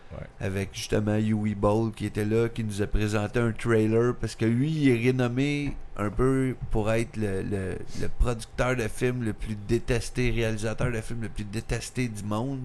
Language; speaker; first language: French; native; French